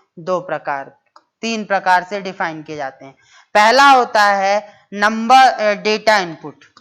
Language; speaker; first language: Hindi; native; Hindi